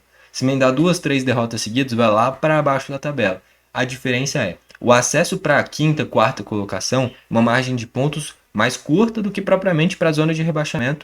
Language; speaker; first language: Portuguese; native; Portuguese